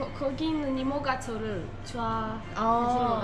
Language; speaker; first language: Korean; non-native, fluent; Turkish